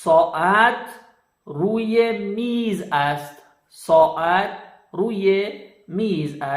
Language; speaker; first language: Persian; non-native, fluent; Urdu